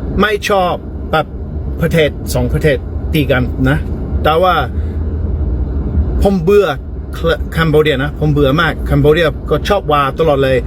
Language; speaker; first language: Thai; non-native, learner; English